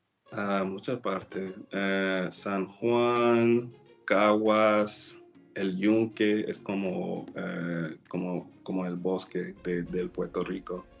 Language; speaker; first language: Spanish; non-native, learner; English